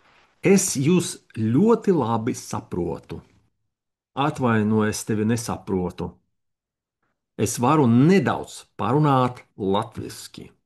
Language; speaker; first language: Latvian; non-native, learner; Russian